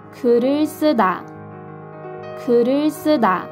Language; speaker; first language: Korean; native; Korean